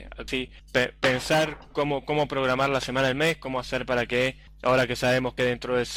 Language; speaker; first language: Spanish; native; Spanish